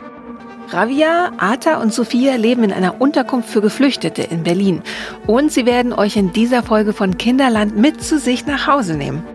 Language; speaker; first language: German; native; German